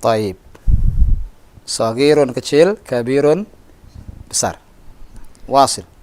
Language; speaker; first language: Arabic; non-native, fluent; Indonesian